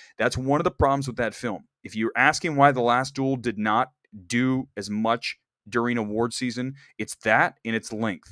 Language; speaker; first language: English; native; English